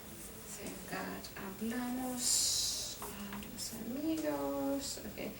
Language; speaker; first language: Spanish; non-native, fluent; English